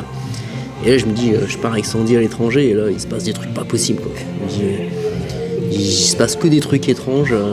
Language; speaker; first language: French; native; French